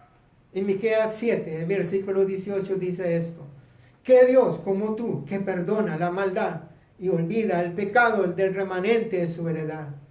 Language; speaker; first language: Spanish; native; Spanish